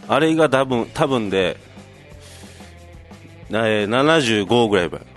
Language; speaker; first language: Japanese; native; Japanese